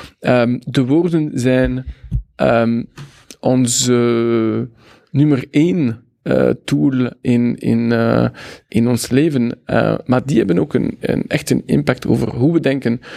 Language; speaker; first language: Dutch; non-native, local second language; French